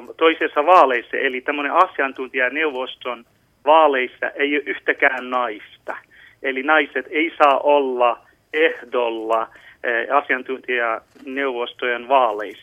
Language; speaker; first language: Finnish; non-native, fluent; Persian